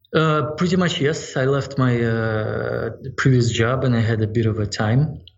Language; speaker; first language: English; non-native, fluent; Ukrainian